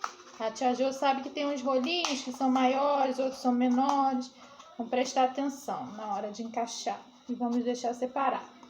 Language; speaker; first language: Portuguese; native; Portuguese